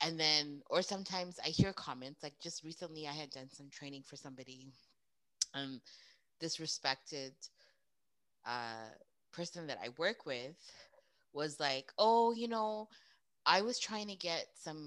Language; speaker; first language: English; native; English